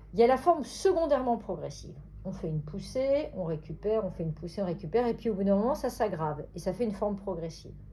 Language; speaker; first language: French; native; French